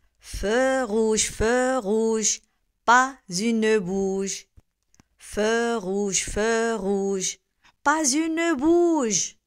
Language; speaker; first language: French; non-native, local second language; Arabic